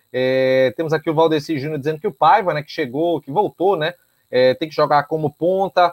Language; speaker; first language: Portuguese; native; Portuguese